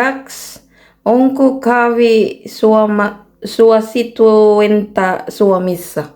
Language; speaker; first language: Finnish; non-native, learner; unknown